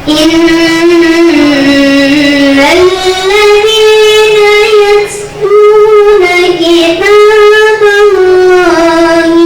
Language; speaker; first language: Arabic; non-native, learner; Indonesian